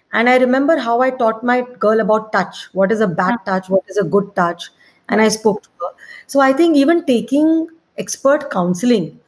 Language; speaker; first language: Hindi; non-native, local second language; Marwari